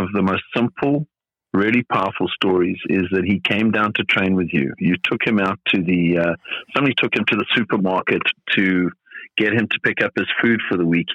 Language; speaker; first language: English; native; English